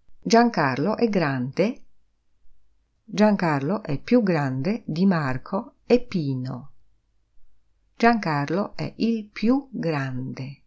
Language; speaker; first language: Italian; non-native, fluent; Polish